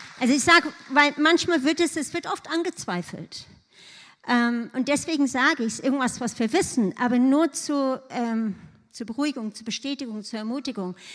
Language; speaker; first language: German; non-native, fluent; English